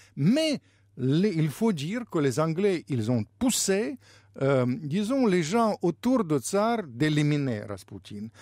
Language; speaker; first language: French; non-native, fluent; Russian